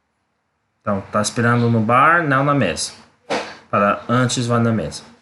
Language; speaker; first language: Portuguese; non-native, learner; English